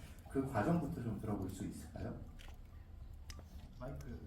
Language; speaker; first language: Korean; native; Korean